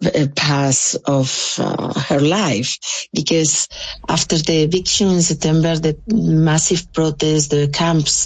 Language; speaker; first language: English; non-native, local second language; Spanish